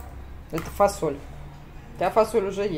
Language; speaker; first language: Russian; native; Russian